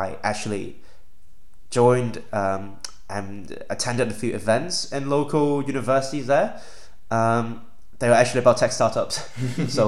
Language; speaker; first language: English; non-native, local second language; Cantonese